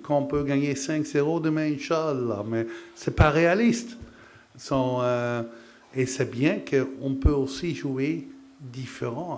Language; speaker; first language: French; non-native, fluent; Dutch